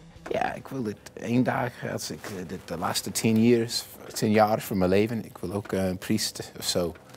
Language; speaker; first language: Dutch; non-native, learner; English